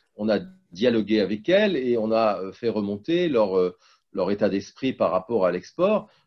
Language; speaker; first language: French; native; French